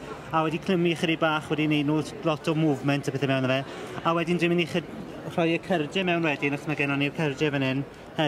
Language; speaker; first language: Welsh; native; Welsh